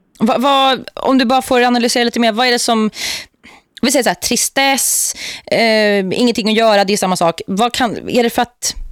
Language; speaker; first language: Swedish; native; Swedish